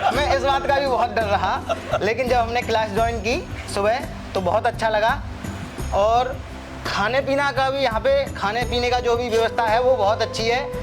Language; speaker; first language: Hindi; native; Hindi